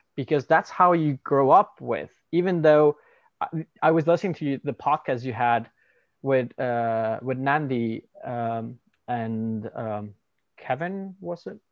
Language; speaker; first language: English; non-native, fluent; Spanish